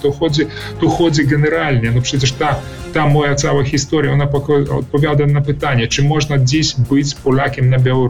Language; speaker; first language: Polish; early bilingual, heritage; Polish